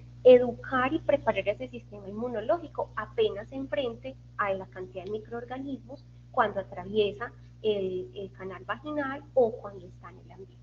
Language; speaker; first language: Spanish; native; Spanish